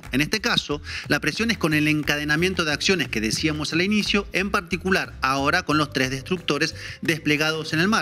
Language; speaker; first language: Spanish; native; Spanish